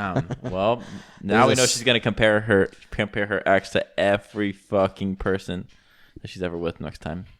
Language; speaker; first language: English; native; English